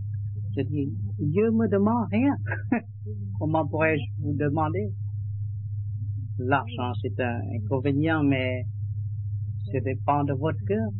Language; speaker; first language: French; non-native, learner; Vietnamese